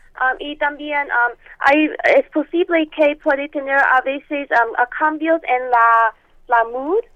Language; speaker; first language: Spanish; non-native, learner; English